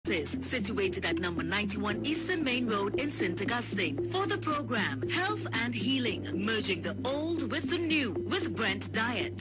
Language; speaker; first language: English; native; English